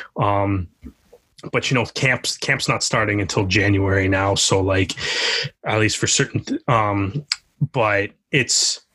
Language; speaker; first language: English; native; English